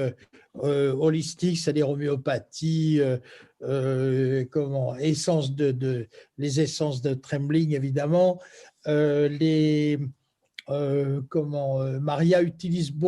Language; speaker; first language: French; native; French